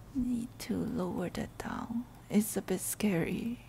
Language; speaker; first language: English; non-native, local second language; Cantonese